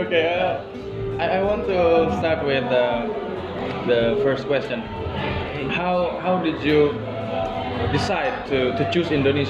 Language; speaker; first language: English; non-native, fluent; Indonesian